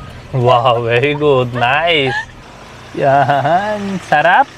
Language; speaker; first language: Filipino; non-native, learner; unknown